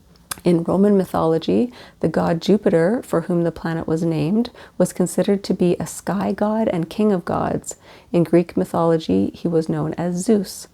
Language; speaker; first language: English; native; English